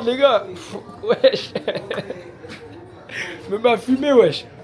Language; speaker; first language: French; native; French